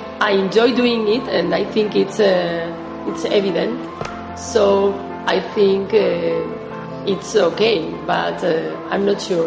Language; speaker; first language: English; non-native, fluent; Spanish